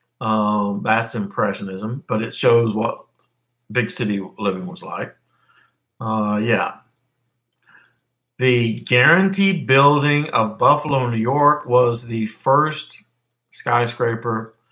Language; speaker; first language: English; native; English